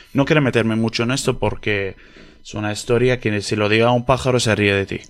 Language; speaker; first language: Spanish; non-native, fluent; Arabic